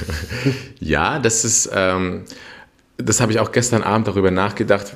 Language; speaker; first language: German; non-native, fluent; Russian